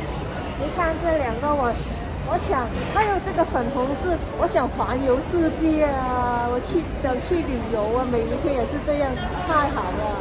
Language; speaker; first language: Chinese; non-native, local second language; Cantonese